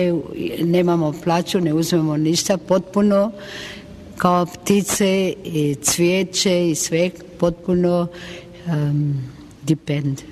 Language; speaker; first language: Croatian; non-native, local second language; Albanian